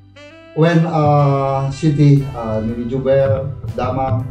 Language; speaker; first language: English; non-native, learner; Indonesian